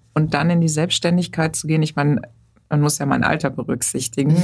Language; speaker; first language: German; native; German